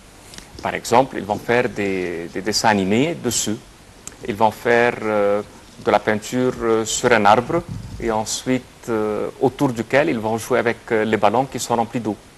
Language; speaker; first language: French; non-native, fluent; Arabic